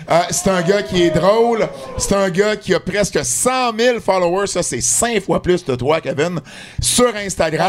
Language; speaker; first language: French; native; French